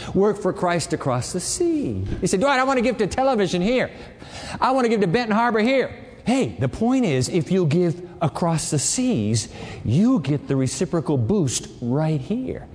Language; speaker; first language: English; early bilingual, other home language; Japanese